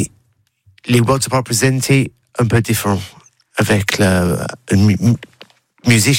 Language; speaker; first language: French; non-native, learner; English